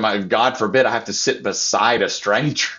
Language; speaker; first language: English; native; English